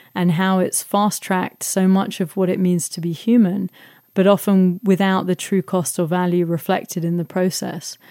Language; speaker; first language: English; native; English